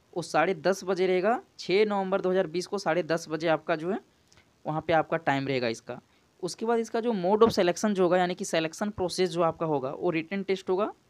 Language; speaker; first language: Hindi; native; Hindi